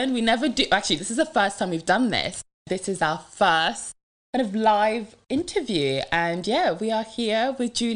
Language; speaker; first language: English; early bilingual, other home language; French